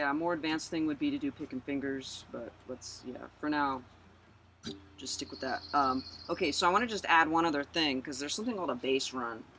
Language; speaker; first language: English; native; English